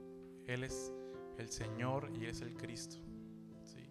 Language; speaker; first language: Spanish; native; Spanish